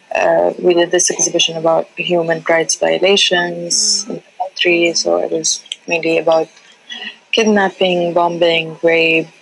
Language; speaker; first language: English; non-native, fluent; Central Atlas Tamazight